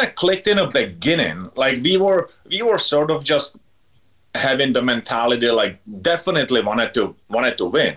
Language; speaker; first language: English; non-native, fluent; Czech